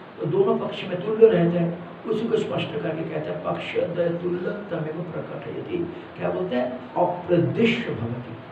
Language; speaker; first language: Hindi; non-native, local second language; Malayalam